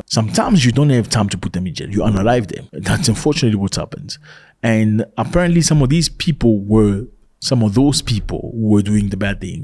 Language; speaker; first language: English; non-native, fluent; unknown